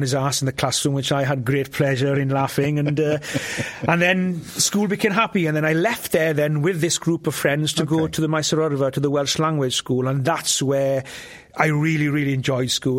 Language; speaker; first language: English; non-native, local second language; Welsh